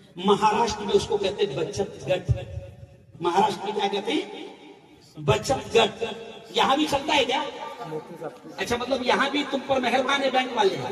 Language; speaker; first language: Urdu; native; Urdu